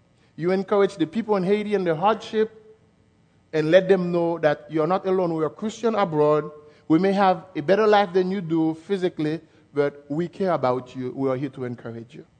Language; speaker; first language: English; non-native, fluent; French